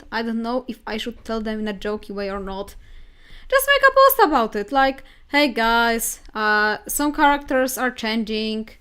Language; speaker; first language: English; non-native, fluent; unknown